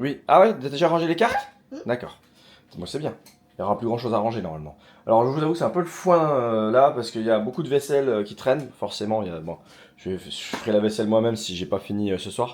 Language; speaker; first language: French; native; French